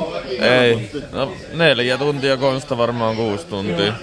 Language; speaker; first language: Finnish; native; Finnish